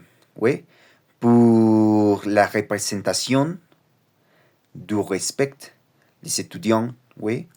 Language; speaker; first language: French; non-native, learner; Spanish